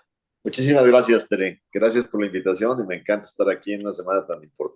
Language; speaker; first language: Spanish; native; Spanish